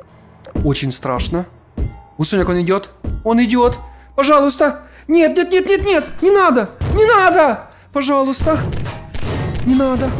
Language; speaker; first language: Russian; native; Russian